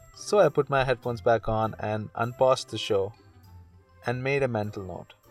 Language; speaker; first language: English; non-native, local second language; Hindi